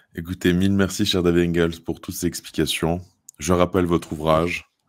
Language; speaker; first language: French; native; French